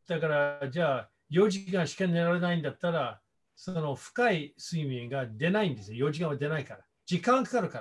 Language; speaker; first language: Japanese; non-native, fluent; English